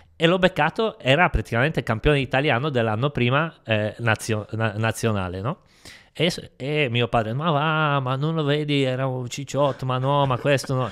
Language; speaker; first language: Italian; non-native, fluent; Polish